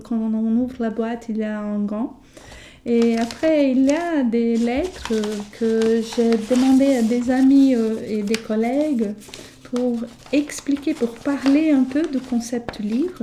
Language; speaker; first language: French; non-native, fluent; Portuguese